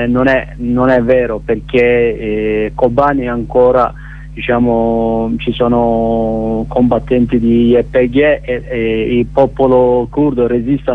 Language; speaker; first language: Italian; non-native, learner; Kurdish